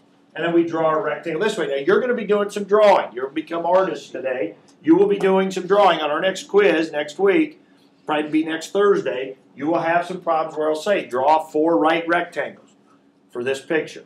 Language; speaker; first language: English; native; English